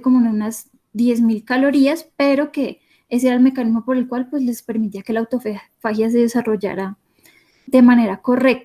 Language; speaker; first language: Spanish; native; Spanish